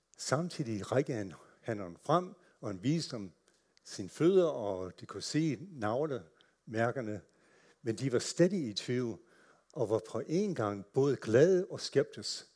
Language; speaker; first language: Danish; non-native, fluent; English